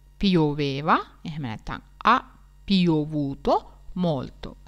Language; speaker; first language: Italian; non-native, fluent; Sinhala